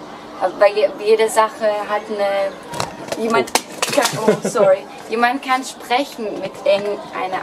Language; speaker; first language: German; non-native, fluent; Greek